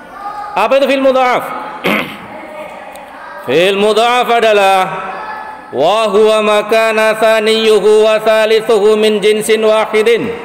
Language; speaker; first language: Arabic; non-native, fluent; Indonesian